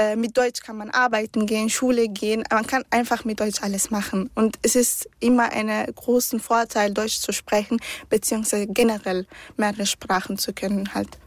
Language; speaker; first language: German; early bilingual, other home language; Arabic